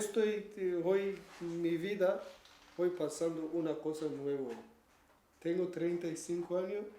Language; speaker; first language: Spanish; non-native, learner; Kurdish